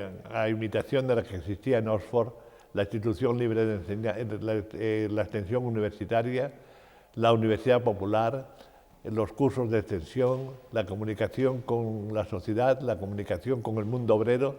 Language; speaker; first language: Spanish; native; Spanish